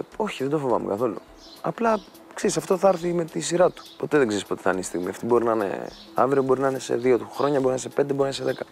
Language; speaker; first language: Greek; native; Greek